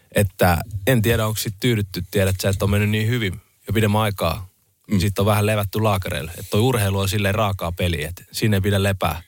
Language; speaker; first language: Finnish; early bilingual, other home language; Estonian